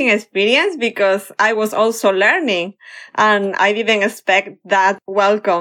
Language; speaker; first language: English; non-native, fluent; Spanish